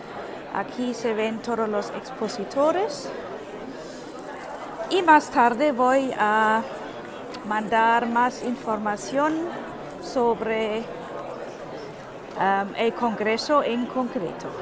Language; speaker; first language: Spanish; non-native, fluent; German